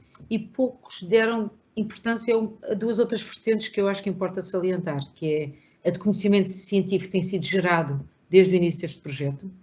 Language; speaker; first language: Portuguese; native; Portuguese